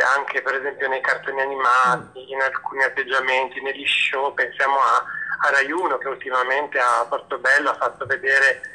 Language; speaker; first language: Italian; native; Italian